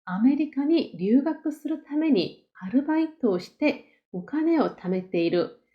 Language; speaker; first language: Japanese; non-native, fluent; Korean